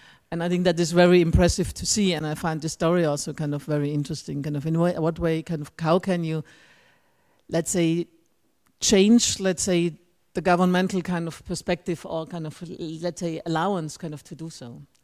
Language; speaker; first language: English; non-native, fluent; German